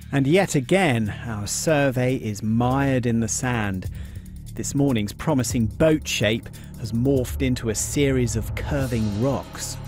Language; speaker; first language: English; native; English